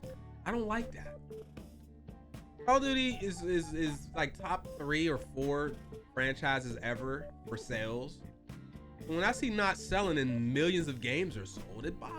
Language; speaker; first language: English; native; English